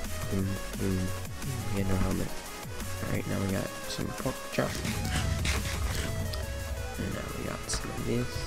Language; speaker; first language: English; native; English